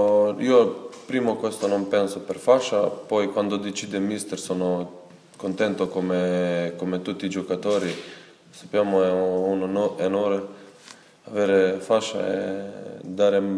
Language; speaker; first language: Italian; non-native, fluent; Serbian